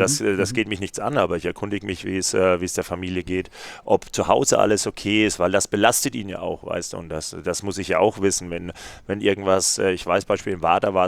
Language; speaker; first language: German; native; German